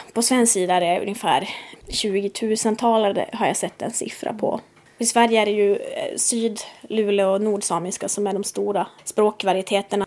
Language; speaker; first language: Swedish; native; Swedish